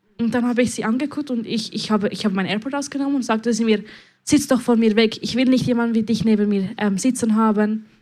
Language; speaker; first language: German; early bilingual, other home language; Spanish